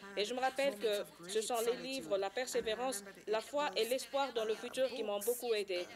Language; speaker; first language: French; non-native, local second language; Swahili